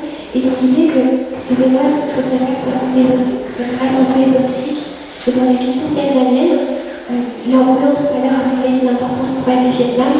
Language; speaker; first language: French; early bilingual, other home language; Vietnamese